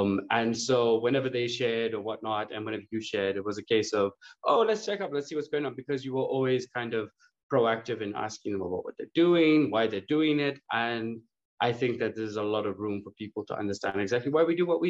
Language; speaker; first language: English; native; English